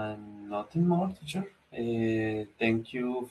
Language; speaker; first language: English; non-native, learner; Spanish